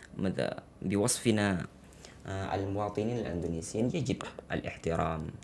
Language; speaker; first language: Arabic; non-native, fluent; Indonesian